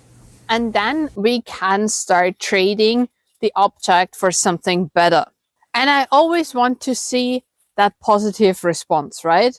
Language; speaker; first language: English; non-native, fluent; German